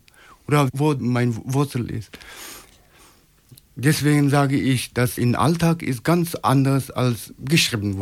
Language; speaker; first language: German; non-native, learner; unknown